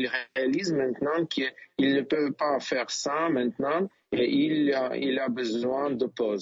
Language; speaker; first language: French; non-native, learner; Ukrainian